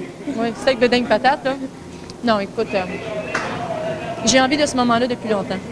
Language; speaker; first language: French; native; French